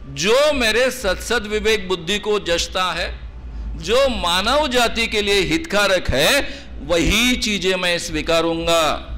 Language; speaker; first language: Hindi; non-native, local second language; Marathi